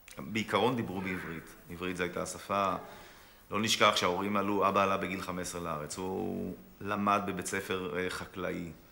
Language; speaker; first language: Hebrew; native; Hebrew